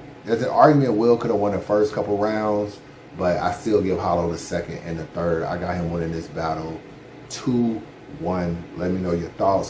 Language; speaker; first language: English; native; English